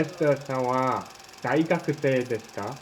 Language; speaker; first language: Japanese; non-native, learner; Korean